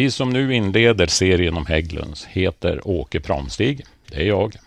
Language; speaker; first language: Swedish; native; Swedish